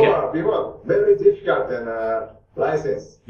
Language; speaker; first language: English; non-native, learner; Japanese